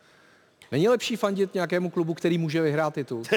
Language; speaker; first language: Czech; native; Czech